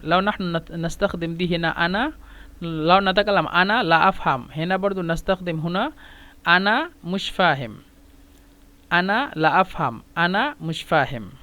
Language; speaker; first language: Arabic; non-native, fluent; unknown